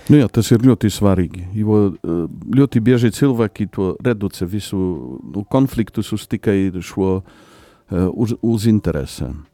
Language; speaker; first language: Latvian; non-native, fluent; Polish